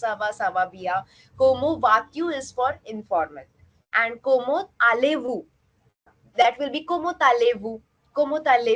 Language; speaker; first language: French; non-native, learner; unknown